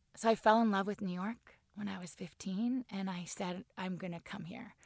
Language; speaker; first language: English; native; English